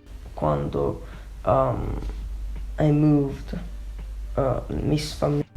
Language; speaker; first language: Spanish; non-native, learner; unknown